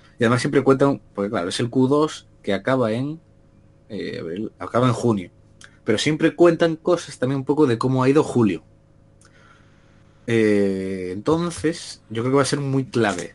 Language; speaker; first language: Spanish; native; Spanish